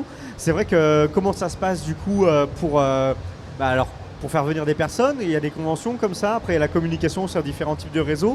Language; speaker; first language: French; native; French